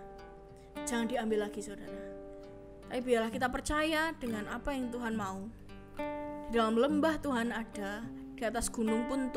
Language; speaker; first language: Indonesian; native; Indonesian